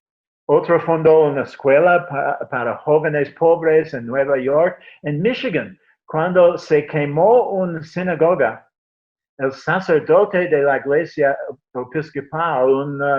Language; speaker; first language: Spanish; non-native, fluent; English